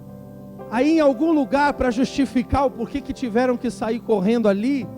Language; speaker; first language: Portuguese; native; Portuguese